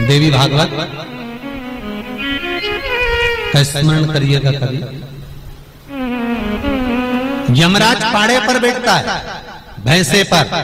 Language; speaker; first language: Hindi; native; Hindi